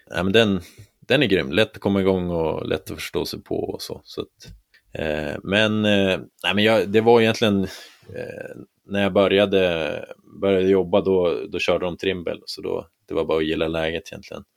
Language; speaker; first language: Swedish; native; Swedish